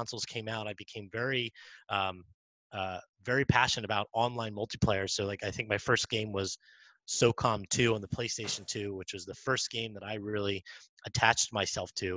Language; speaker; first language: English; native; English